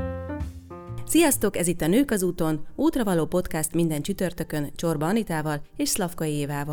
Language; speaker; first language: Hungarian; native; Hungarian